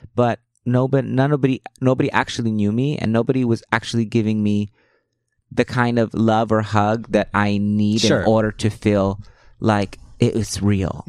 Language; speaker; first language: English; early bilingual, other home language; Spanish